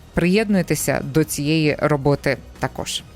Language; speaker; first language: Ukrainian; native; Ukrainian